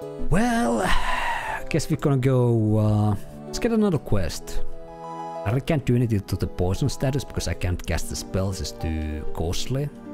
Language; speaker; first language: English; non-native, fluent; Finnish